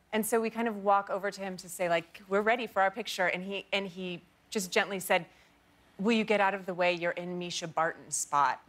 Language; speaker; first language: English; native; English